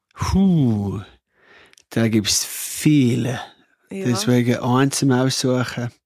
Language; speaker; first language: German; non-native, fluent; English